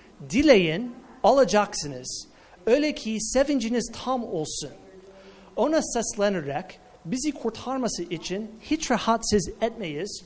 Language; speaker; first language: Turkish; non-native, fluent; English